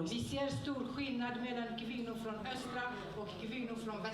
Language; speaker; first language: Swedish; non-native, fluent; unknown